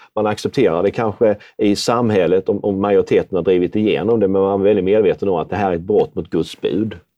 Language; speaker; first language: Swedish; native; Swedish